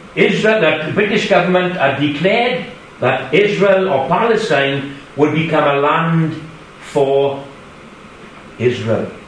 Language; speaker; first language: English; native; English